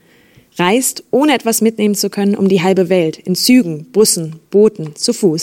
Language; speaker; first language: German; native; German